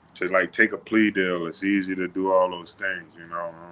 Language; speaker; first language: English; native; English